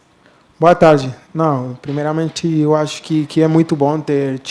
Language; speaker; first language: Portuguese; non-native, learner; Spanish